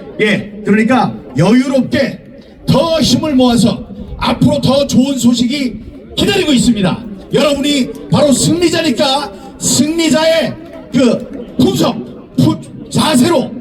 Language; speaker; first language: Korean; native; Korean